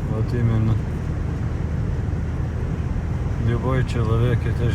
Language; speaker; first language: Russian; non-native, fluent; Latvian